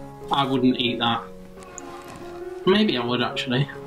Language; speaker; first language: English; native; English